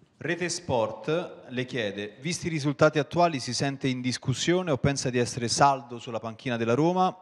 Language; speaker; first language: Italian; native; Italian